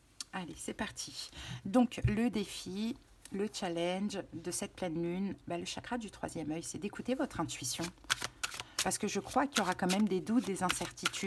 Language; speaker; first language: French; native; French